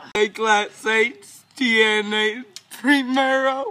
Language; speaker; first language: Spanish; non-native, learner; English